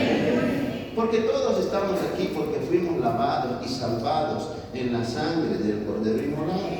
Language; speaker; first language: Spanish; native; Spanish